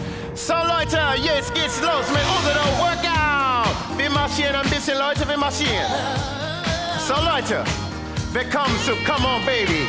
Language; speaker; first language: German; non-native, fluent; English